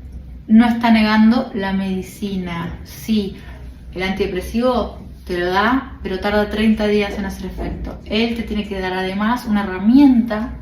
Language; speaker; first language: Spanish; native; Spanish